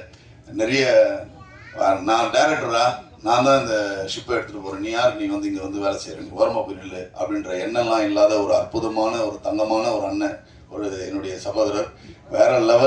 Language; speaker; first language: Tamil; native; Tamil